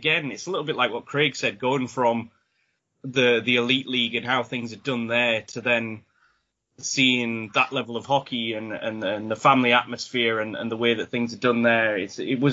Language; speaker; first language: English; native; English